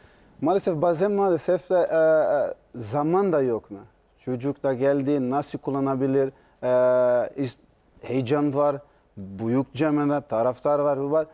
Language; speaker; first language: Turkish; non-native, learner; Portuguese